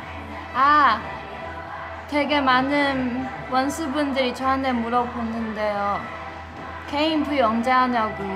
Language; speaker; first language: Korean; non-native, fluent; Chinese